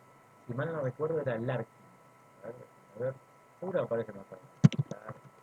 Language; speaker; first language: Spanish; native; Spanish